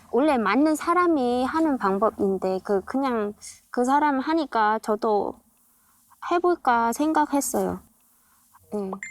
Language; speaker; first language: Korean; non-native, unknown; Vietnamese